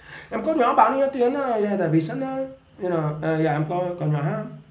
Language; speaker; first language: Vietnamese; non-native, learner; English